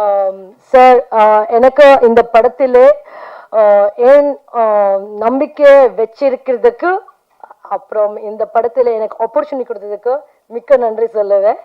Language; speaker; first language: Tamil; non-native, learner; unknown